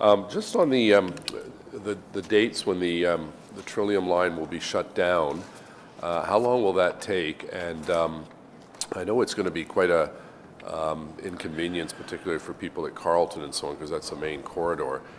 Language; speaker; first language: English; native; English